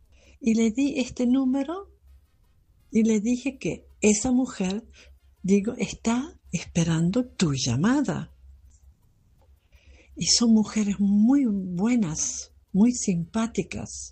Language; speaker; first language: Spanish; non-native, fluent; German